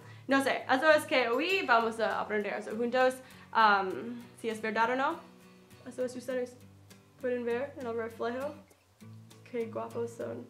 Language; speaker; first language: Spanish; non-native, fluent; English